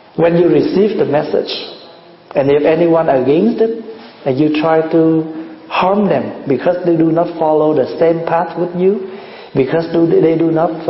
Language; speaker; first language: English; non-native, fluent; Vietnamese